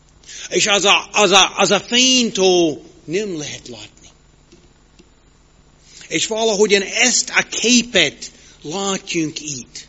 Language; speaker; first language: Hungarian; non-native, fluent; English